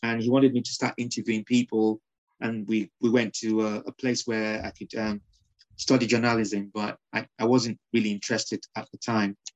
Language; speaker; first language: English; non-native, local second language; Yoruba